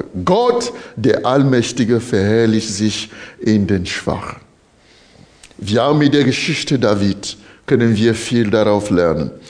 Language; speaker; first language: German; non-native, fluent; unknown